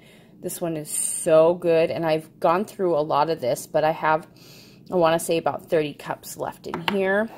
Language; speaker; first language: English; native; English